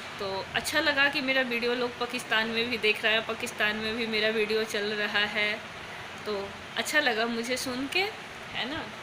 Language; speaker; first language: Hindi; native; Hindi